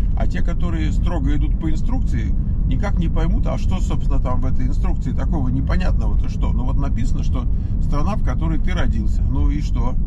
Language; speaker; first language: Russian; native; Russian